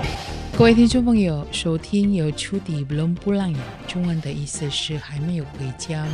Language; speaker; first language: Chinese; non-native, learner; Indonesian